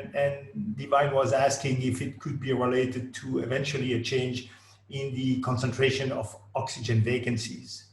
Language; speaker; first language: English; non-native, fluent; French